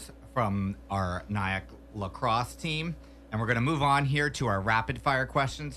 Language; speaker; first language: English; native; English